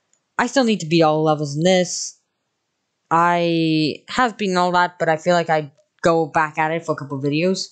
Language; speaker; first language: English; native; English